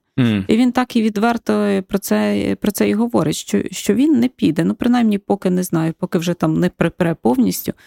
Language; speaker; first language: Ukrainian; native; Ukrainian